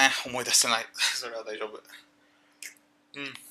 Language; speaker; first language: Japanese; non-native, learner; English